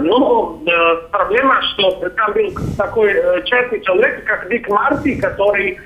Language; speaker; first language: Russian; non-native, learner; Serbian